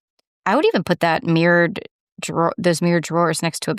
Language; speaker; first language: English; native; English